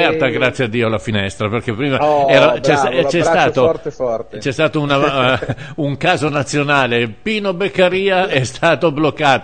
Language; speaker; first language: Italian; native; Italian